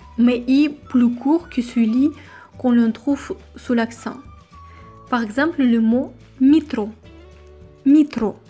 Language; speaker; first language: French; non-native, fluent; Russian